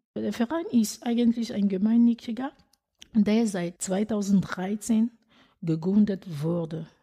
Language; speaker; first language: German; non-native, fluent; French